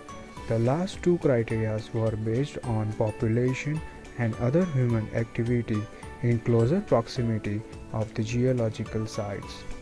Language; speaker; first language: English; non-native, fluent; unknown